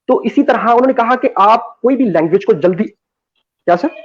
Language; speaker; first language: Hindi; non-native, local second language; Punjabi